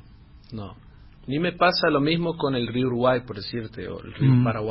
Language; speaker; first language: Spanish; non-native, fluent; Dutch